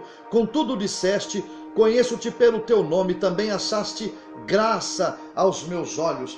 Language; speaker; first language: Portuguese; native; Portuguese